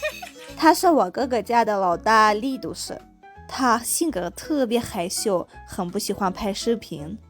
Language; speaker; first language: Chinese; non-native, fluent; Armenian